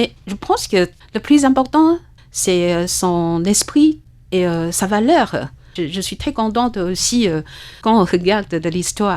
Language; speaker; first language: French; non-native, fluent; Chinese